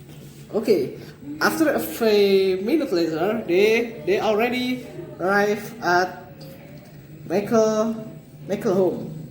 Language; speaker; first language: English; non-native, learner; Indonesian